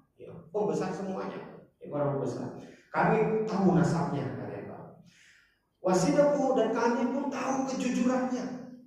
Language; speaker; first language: Indonesian; non-native, local second language; Batak Toba